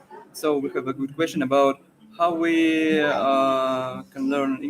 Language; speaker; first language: English; non-native, learner; Russian